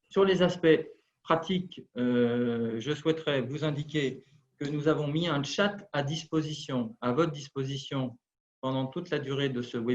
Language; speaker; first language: French; native; French